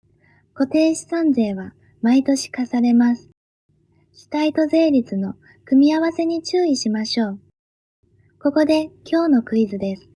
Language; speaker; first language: Japanese; native; Japanese